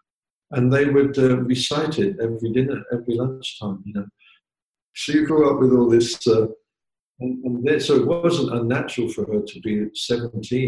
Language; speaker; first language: English; native; English